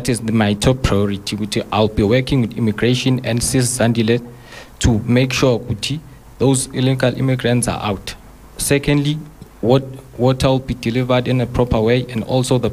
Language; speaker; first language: English; non-native, local second language; Zulu